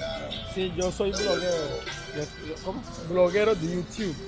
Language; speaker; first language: Spanish; non-native, learner; Swahili